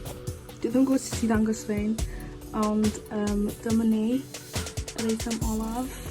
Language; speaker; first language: Welsh; non-native, local second language; English